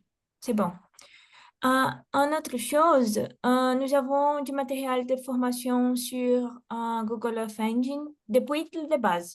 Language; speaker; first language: French; non-native, fluent; Portuguese